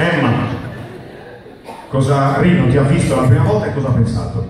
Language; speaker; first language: Italian; native; Italian